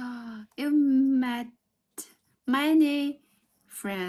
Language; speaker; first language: English; non-native, learner; Chinese